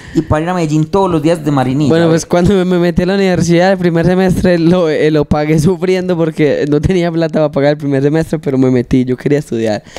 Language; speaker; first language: Spanish; native; Spanish